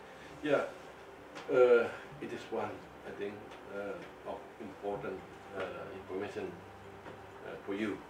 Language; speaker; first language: English; non-native, fluent; Indonesian